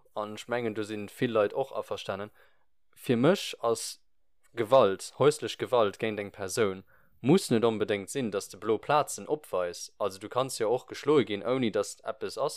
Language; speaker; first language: Luxembourgish; early bilingual, other home language; English